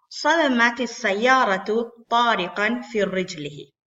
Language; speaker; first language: Arabic; non-native, fluent; Spanish